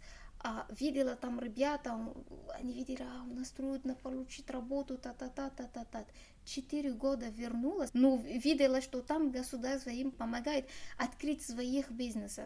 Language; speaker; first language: Russian; non-native, learner; Arabic